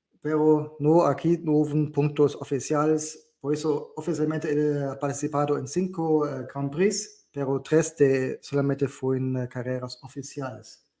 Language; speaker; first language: Spanish; non-native, learner; German